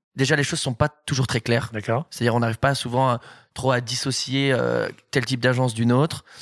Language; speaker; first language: French; native; French